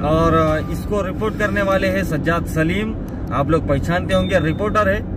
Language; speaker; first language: Hindi; native; Hindi